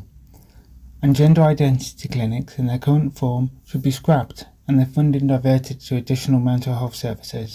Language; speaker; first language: English; native; English